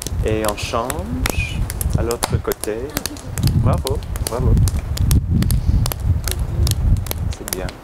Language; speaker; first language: French; non-native, learner; English